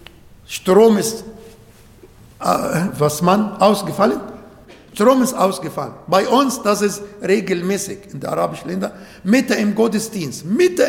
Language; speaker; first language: German; non-native, learner; Arabic